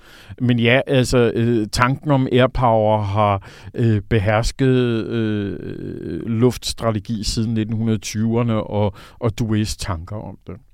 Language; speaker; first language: Danish; native; Danish